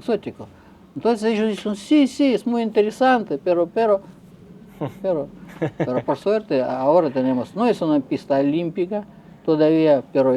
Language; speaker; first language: Spanish; non-native, fluent; Russian